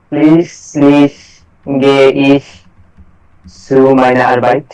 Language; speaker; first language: German; non-native, learner; Bangla